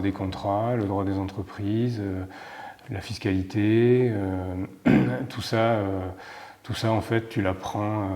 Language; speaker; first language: French; native; French